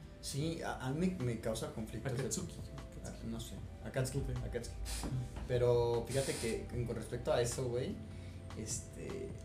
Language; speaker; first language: Spanish; native; Spanish